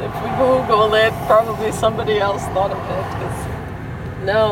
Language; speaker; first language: English; native; English